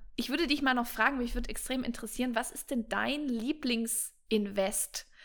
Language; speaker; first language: German; native; German